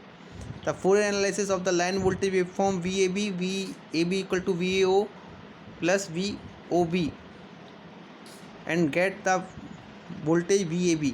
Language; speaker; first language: English; non-native, local second language; Hindi